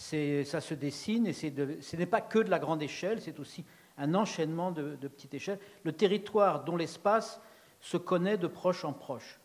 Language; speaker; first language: French; native; French